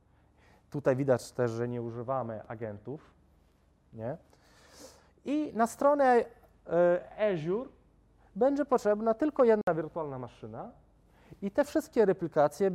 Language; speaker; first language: Polish; non-native, fluent; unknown